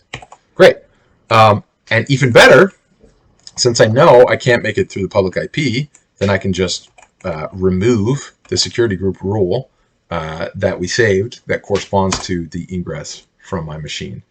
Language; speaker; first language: English; native; English